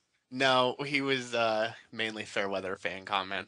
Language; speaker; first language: English; native; English